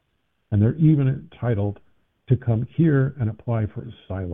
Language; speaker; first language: English; native; English